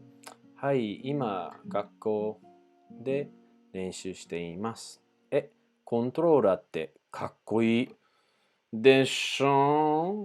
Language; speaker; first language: Japanese; non-native, fluent; English